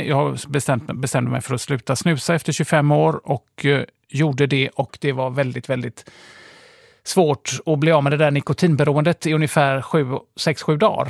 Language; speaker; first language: Swedish; native; Swedish